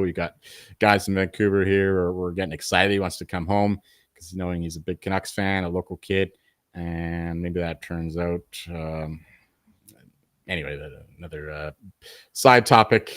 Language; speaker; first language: English; native; English